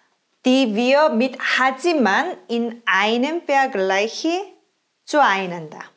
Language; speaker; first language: German; non-native, fluent; Korean